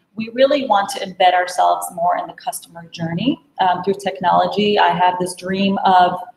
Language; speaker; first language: English; native; English